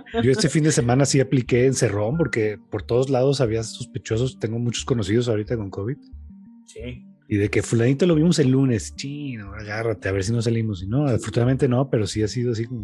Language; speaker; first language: Spanish; native; Spanish